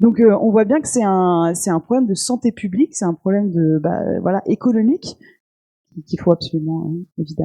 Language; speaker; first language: French; native; French